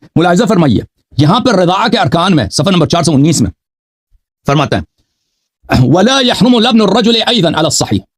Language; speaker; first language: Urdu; non-native, fluent; Persian